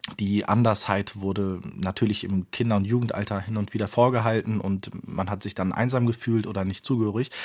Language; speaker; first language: German; early bilingual, other home language; Turkish